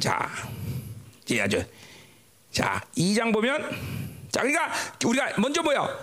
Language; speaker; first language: Korean; native; Korean